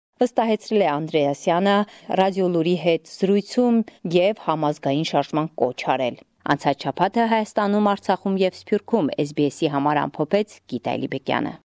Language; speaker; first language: Armenian; native; Armenian